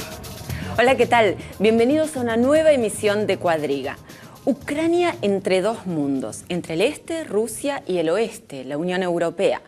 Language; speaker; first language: Spanish; native; Spanish